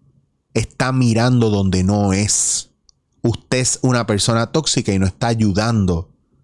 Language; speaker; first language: Spanish; native; Spanish